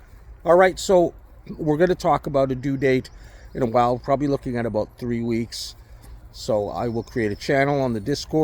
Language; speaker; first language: English; native; English